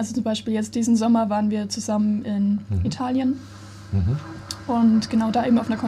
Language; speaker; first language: German; native; German